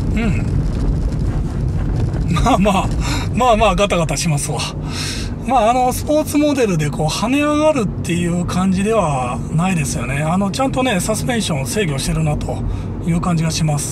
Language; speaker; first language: Japanese; native; Japanese